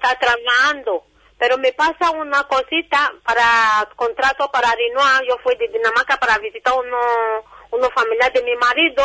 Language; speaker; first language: Spanish; non-native, learner; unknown